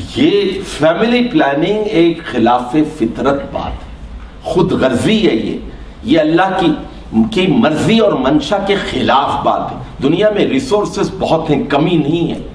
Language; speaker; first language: Urdu; native; Urdu